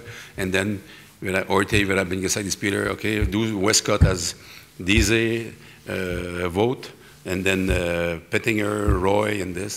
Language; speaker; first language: German; non-native, learner; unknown